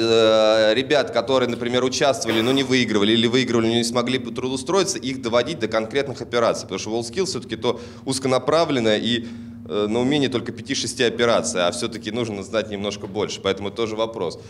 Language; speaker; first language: Russian; native; Russian